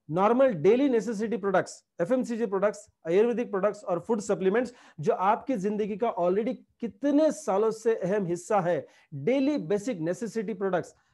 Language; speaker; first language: Hindi; non-native, local second language; Marathi